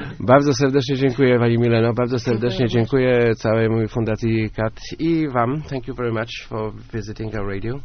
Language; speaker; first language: Polish; native; Polish